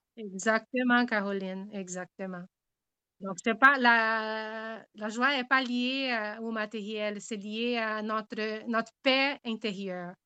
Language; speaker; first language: French; non-native, fluent; Portuguese